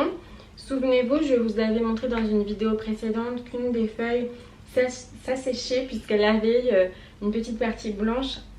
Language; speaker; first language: French; native; French